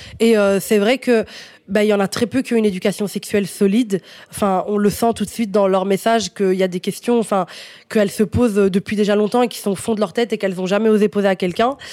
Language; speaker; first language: French; non-native, fluent; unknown